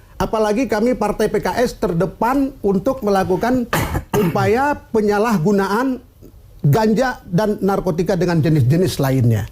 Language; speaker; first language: Indonesian; non-native, local second language; Achinese